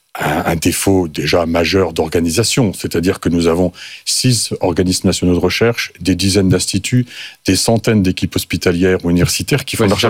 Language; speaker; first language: French; native; French